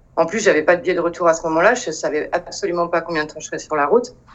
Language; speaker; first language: French; native; French